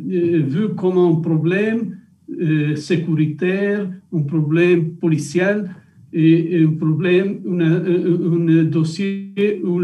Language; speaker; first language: French; non-native, fluent; Italian